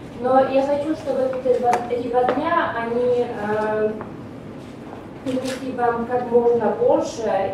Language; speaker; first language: Russian; non-native, learner; Polish